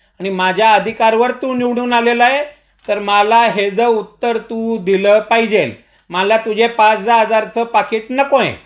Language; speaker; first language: Marathi; non-native, local second language; Marwari